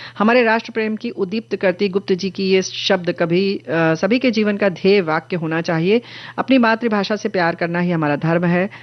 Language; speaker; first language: Hindi; native; Hindi